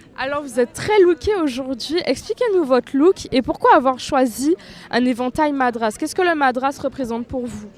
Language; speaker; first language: French; native; French